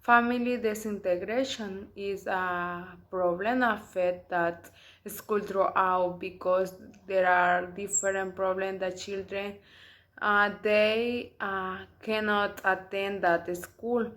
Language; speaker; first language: English; non-native, learner; Spanish